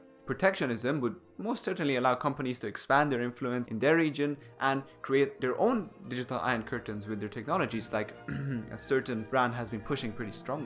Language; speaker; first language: English; non-native, fluent; Persian